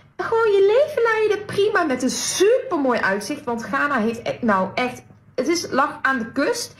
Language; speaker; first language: Dutch; native; Dutch